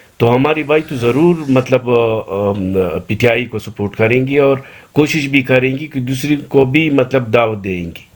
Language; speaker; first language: Urdu; non-native, local second language; Pashto